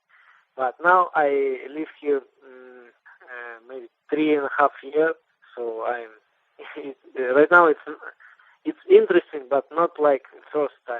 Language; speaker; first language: English; non-native, learner; Russian